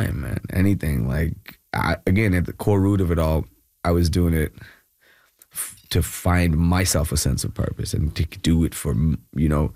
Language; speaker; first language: English; non-native, local second language; Malayalam